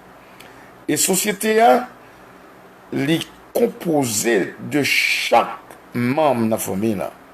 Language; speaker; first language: French; non-native, learner; Haitian Creole